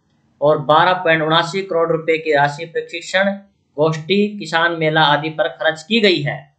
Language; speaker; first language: Hindi; native; Hindi